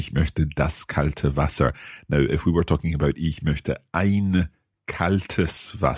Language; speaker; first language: German; non-native, learner; English